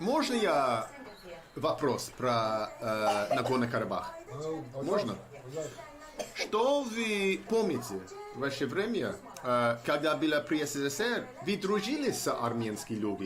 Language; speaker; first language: Russian; non-native, learner; English